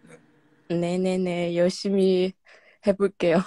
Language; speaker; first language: Korean; non-native, fluent; Chinese